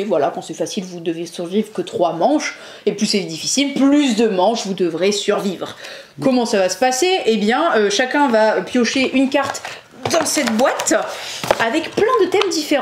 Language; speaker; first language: French; native; French